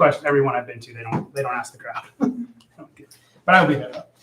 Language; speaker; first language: English; native; English